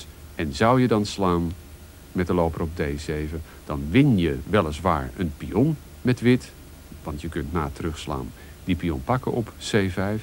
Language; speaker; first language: Dutch; native; Dutch